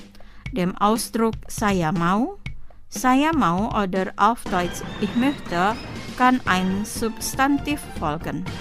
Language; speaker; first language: German; non-native, fluent; Indonesian